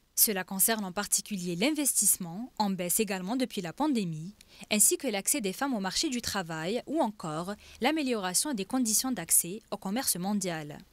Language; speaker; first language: French; non-native, local second language; Arabic